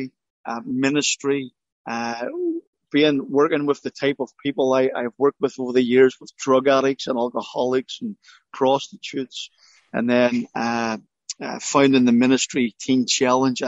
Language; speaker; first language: English; native; English